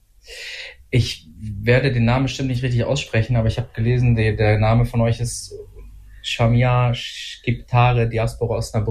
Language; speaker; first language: German; native; German